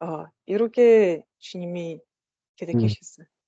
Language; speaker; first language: Korean; non-native, learner; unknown